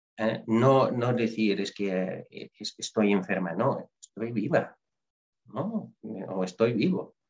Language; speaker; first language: Spanish; non-native, fluent; Dutch